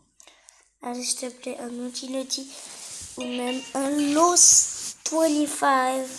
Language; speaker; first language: French; native; French